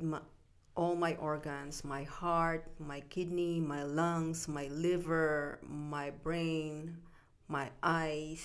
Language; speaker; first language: English; non-native, local second language; Filipino